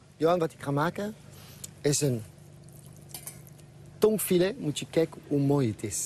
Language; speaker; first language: Dutch; non-native, fluent; French